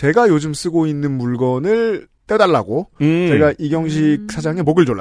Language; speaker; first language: Korean; native; Korean